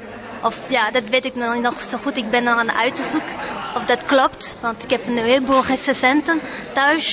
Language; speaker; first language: Dutch; early bilingual, other home language; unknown